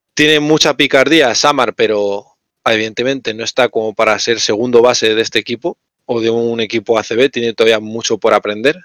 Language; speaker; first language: Spanish; native; Spanish